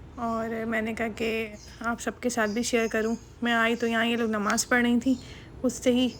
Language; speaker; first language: Urdu; native; Urdu